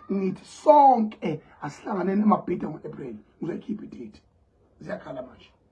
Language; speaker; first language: Zulu; native; Zulu